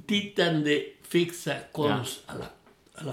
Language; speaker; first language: Swedish; non-native, learner; Spanish